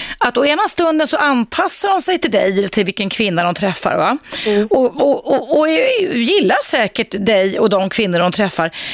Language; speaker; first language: Swedish; native; Swedish